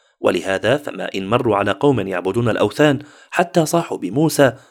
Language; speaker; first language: Arabic; native; Arabic